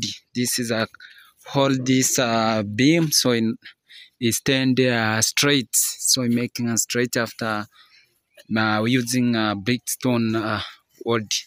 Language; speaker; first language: English; non-native, learner; Swahili